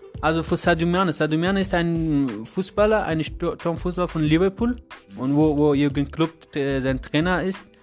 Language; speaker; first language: German; non-native, learner; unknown